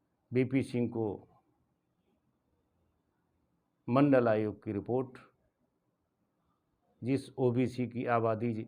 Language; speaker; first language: Hindi; native; Hindi